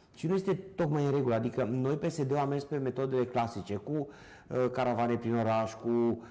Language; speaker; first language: Romanian; native; Romanian